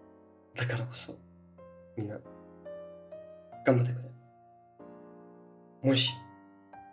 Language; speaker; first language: Japanese; non-native, fluent; English